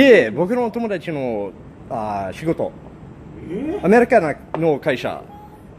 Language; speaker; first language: Japanese; non-native, learner; English